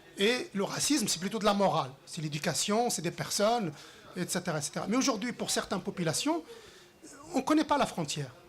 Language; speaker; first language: French; early bilingual, other home language; Riffian